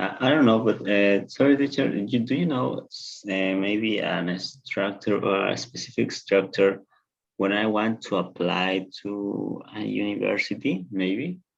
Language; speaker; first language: English; non-native, learner; Spanish